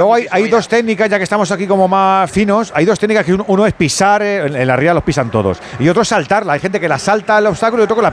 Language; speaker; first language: Spanish; native; Spanish